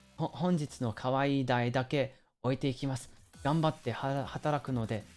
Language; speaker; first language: Japanese; early bilingual, other home language; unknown